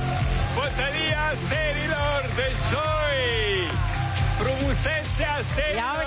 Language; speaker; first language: Romanian; native; Romanian